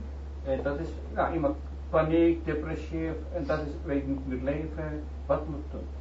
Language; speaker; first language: Dutch; non-native, learner; Turkish